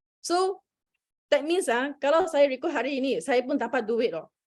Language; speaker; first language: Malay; non-native, local second language; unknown